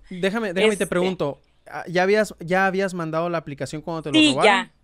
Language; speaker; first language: Spanish; native; Spanish